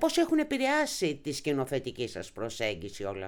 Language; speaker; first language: Greek; native; Greek